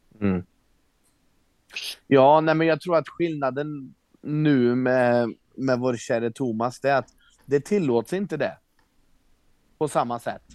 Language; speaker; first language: Swedish; native; Swedish